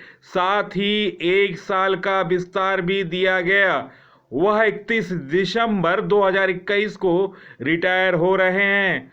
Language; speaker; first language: Hindi; native; Hindi